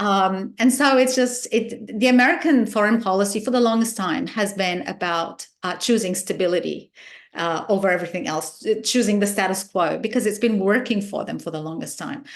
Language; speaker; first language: English; non-native, fluent; Arabic